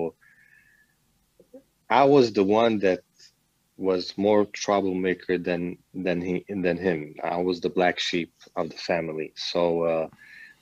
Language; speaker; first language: English; non-native, fluent; Swedish